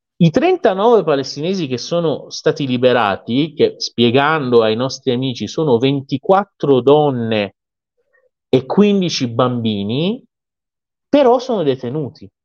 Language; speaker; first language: Italian; non-native, fluent; Persian